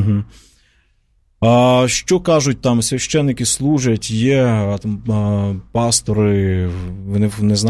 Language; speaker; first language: Ukrainian; native; Ukrainian